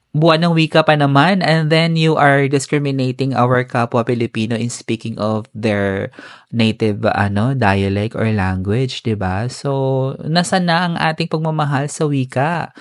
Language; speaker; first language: Filipino; non-native, local second language; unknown